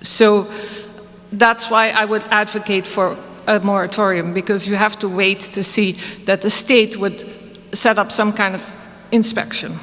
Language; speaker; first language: English; non-native, fluent; Dutch